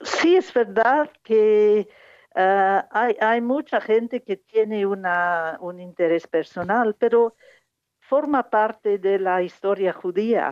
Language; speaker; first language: Spanish; non-native, fluent; English